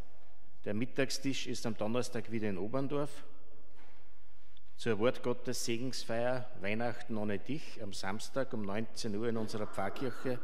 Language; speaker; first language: German; native; German